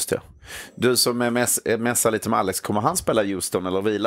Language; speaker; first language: Swedish; native; Swedish